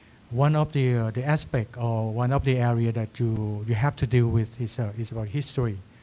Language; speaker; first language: English; non-native, fluent; Thai